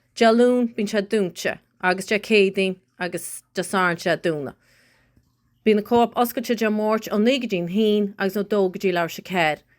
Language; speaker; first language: Irish; native; Irish